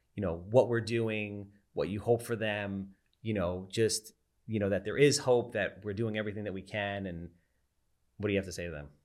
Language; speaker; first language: English; native; English